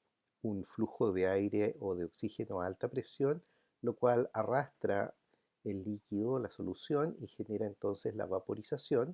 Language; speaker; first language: Spanish; native; Spanish